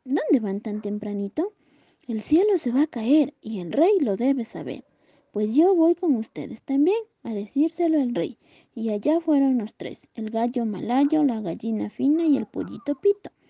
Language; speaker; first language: Spanish; native; Spanish